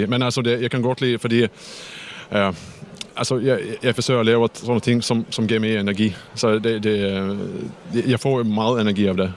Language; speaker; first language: Danish; non-native, fluent; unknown